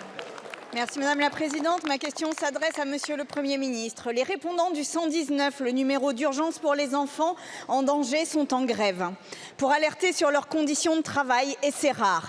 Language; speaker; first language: French; native; French